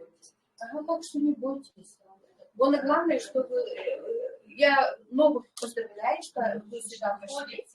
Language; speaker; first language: Russian; non-native, local second language; Yakut